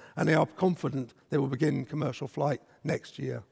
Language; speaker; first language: English; native; English